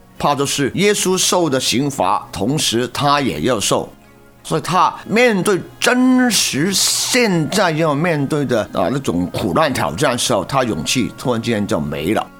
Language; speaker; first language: Chinese; non-native, local second language; Cantonese